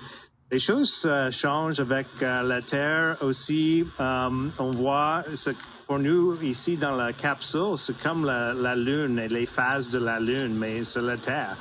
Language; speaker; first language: French; non-native, fluent; English